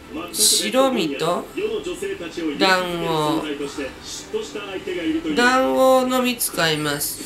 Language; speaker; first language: Japanese; native; Japanese